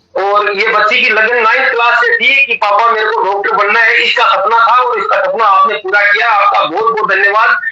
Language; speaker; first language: Hindi; native; Hindi